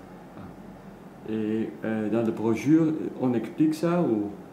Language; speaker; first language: French; non-native, learner; Dutch